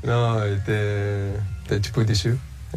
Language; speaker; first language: French; early bilingual, other home language; Spanish